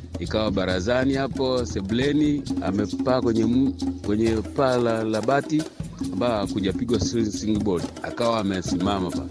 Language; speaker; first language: Swahili; native; Swahili